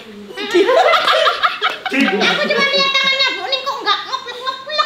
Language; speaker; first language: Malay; non-native, local second language; Javanese